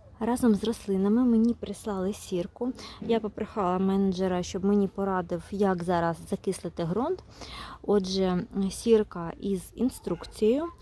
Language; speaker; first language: Ukrainian; non-native, local second language; Russian